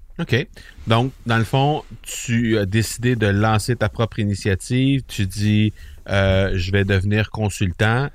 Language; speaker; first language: French; native; French